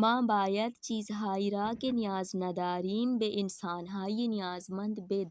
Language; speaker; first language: Persian; non-native, fluent; Urdu